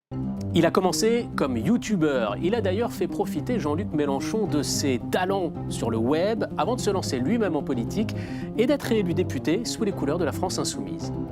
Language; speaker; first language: French; native; French